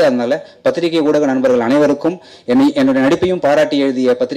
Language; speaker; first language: Tamil; native; Tamil